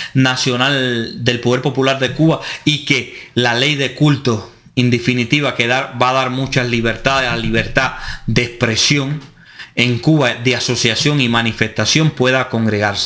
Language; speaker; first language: Spanish; native; Spanish